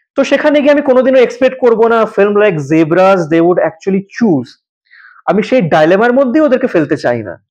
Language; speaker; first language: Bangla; native; Bangla